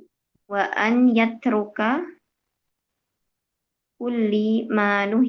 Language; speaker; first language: Arabic; non-native, learner; Indonesian